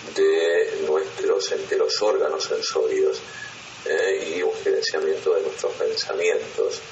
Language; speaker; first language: Spanish; native; Spanish